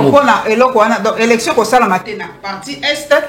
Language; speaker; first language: French; non-native, local second language; Lingala